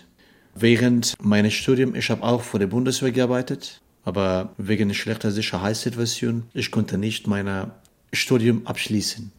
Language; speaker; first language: German; non-native, learner; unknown